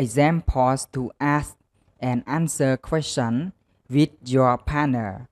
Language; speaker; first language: English; non-native, learner; Khmer